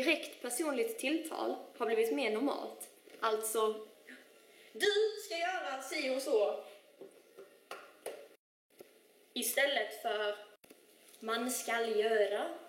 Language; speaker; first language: Swedish; native; Swedish